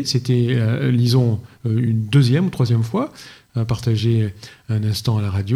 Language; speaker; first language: French; native; French